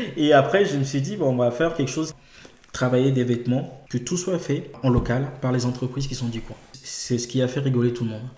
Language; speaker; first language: French; non-native, local second language; Ewe